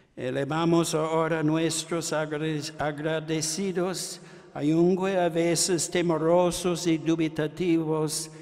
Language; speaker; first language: Spanish; non-native, fluent; English